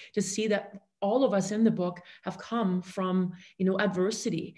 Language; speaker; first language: English; non-native, fluent; German